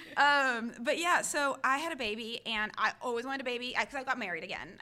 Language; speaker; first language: English; early bilingual, other home language; Spanish